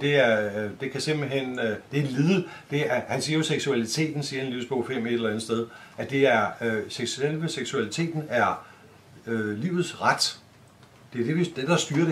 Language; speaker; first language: Danish; native; Danish